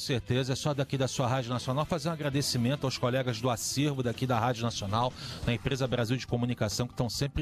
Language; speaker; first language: Portuguese; native; Portuguese